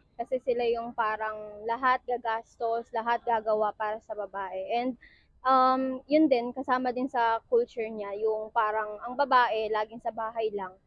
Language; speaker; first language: Filipino; native; Filipino